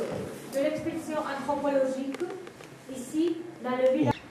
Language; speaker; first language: French; non-native, fluent; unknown